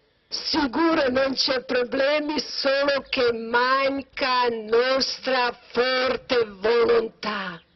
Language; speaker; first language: Italian; non-native, learner; Croatian